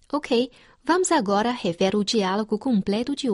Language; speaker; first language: Portuguese; non-native, fluent; Chinese